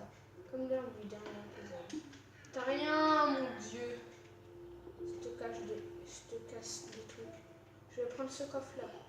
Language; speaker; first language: French; native; French